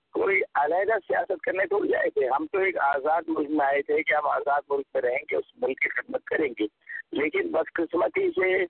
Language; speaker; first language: Urdu; non-native, local second language; Punjabi